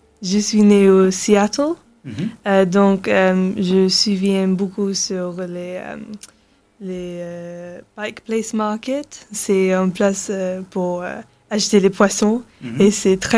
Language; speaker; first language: French; non-native, learner; English